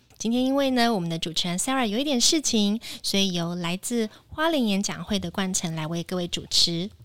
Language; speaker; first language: Chinese; native; Chinese